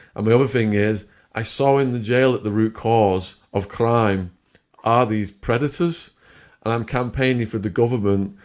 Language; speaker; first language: English; native; English